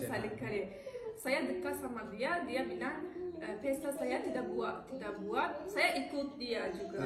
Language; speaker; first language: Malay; non-native, learner; Turkish